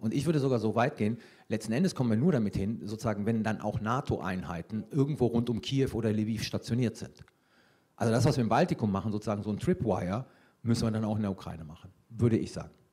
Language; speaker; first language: German; native; German